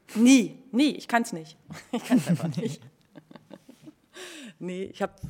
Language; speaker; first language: German; native; German